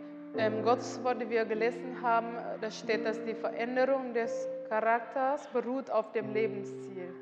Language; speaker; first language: German; non-native, learner; Indonesian